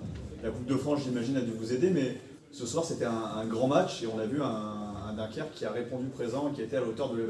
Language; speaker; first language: French; native; French